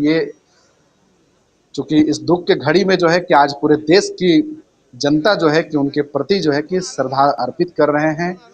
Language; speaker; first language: Hindi; native; Hindi